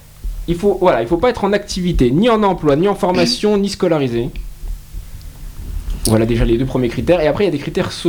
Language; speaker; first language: French; native; French